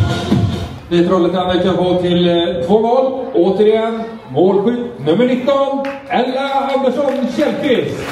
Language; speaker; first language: Swedish; native; Swedish